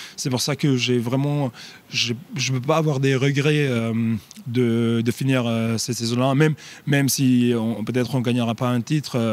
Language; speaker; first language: French; non-native, fluent; English